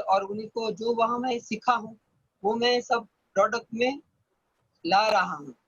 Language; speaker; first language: Hindi; non-native, local second language; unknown